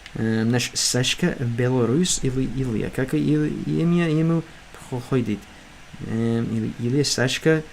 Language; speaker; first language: Russian; non-native, learner; English